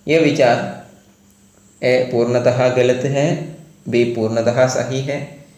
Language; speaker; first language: Hindi; non-native, local second language; Malayalam